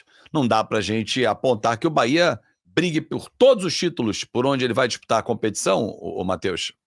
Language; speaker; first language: Portuguese; native; Portuguese